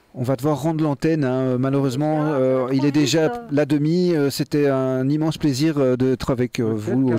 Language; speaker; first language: French; native; French